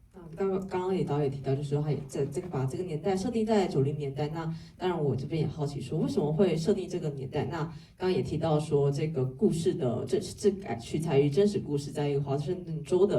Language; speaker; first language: Chinese; native; Chinese